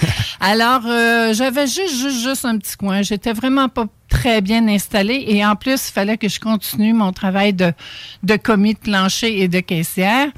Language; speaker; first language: French; native; French